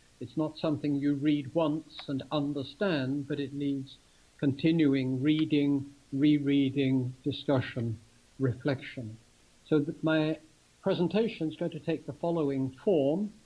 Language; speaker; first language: English; native; English